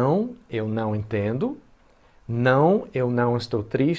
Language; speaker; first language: Portuguese; non-native, fluent; English